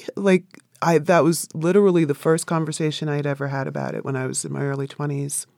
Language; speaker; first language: English; native; English